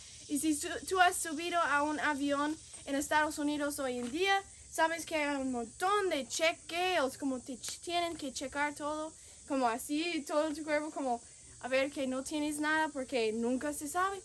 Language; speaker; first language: Spanish; non-native, fluent; English